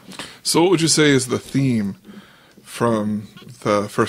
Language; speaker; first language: English; native; English